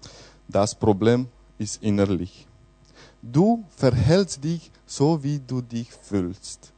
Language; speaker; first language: German; non-native, fluent; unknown